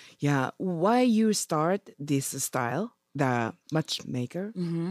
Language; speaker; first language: English; non-native, learner; Japanese